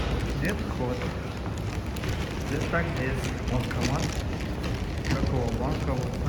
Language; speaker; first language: Russian; early bilingual, other home language; Tajik